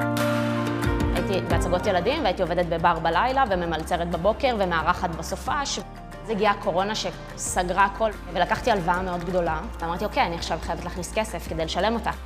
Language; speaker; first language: Hebrew; early bilingual, other home language; Russian